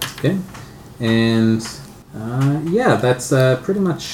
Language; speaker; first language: English; native; English